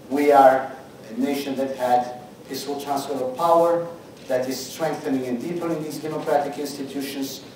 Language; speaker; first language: English; non-native, fluent; Georgian